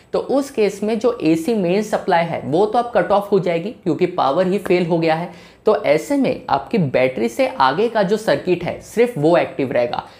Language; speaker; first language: Hindi; native; Hindi